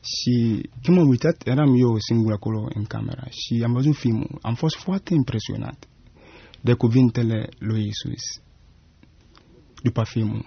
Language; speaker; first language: Romanian; non-native, fluent; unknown